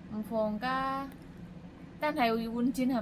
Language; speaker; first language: Cantonese; non-native, learner; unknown